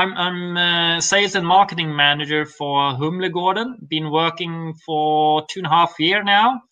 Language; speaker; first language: English; non-native, fluent; Swedish